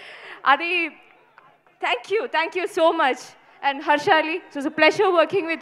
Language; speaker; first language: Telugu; non-native, fluent; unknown